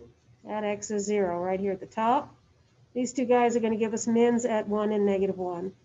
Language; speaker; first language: English; native; English